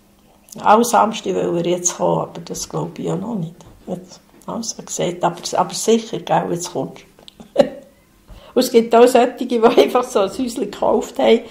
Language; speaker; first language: German; native; German